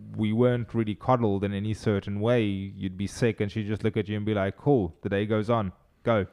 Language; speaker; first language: English; non-native, local second language; Afrikaans